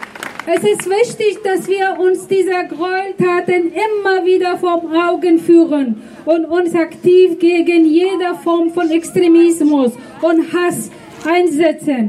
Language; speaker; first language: German; non-native, fluent; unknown